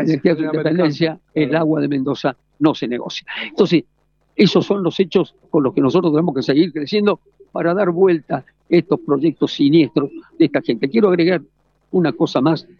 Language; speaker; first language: Spanish; native; Spanish